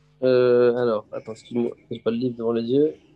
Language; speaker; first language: French; native; French